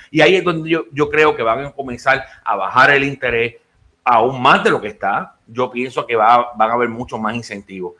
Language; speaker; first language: Spanish; native; Spanish